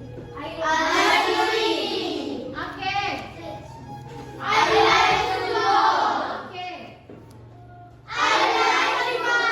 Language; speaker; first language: English; non-native, fluent; Indonesian